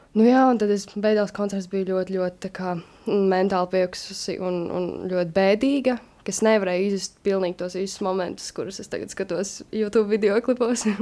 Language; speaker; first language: Latvian; native; Latvian